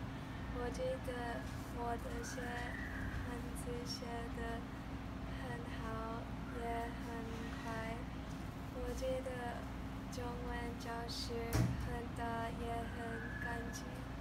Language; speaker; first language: Chinese; non-native, learner; English